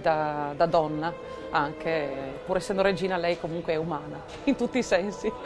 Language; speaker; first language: Italian; native; Italian